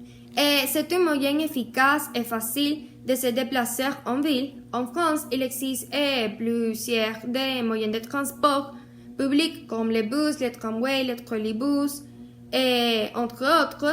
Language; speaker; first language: French; non-native, learner; Spanish